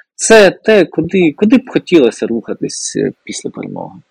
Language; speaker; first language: Ukrainian; native; Ukrainian